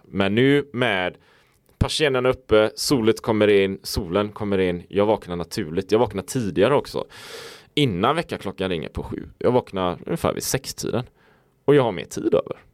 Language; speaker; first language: Swedish; native; Swedish